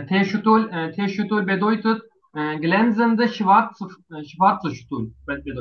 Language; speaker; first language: German; non-native, learner; Turkish